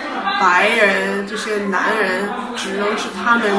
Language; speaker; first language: Chinese; early bilingual, heritage; Chinese